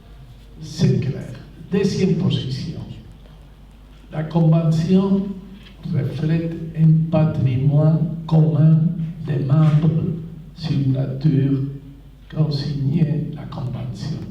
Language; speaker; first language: French; non-native, fluent; Spanish